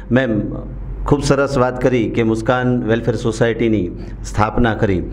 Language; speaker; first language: Hindi; non-native, local second language; Gujarati